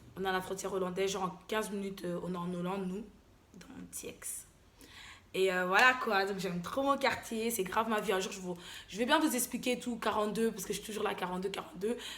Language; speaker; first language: French; early bilingual, other home language; Lingala